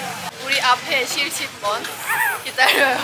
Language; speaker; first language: Korean; non-native, learner; Thai